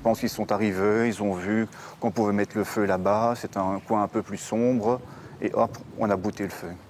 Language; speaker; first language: French; native; French